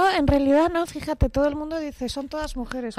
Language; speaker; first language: Spanish; native; Spanish